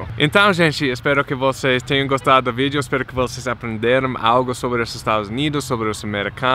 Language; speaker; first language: Portuguese; non-native, fluent; English